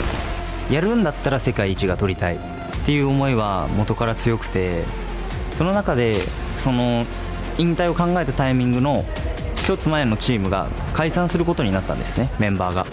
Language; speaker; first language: Japanese; native; Japanese